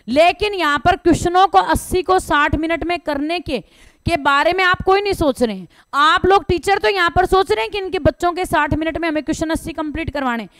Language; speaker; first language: Hindi; native; Hindi